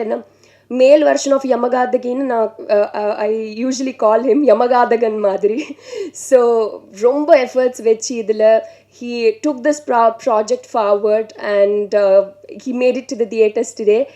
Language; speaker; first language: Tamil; non-native, learner; Telugu